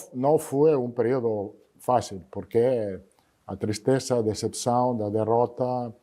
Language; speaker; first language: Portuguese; non-native, fluent; Italian